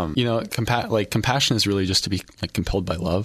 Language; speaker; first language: English; native; English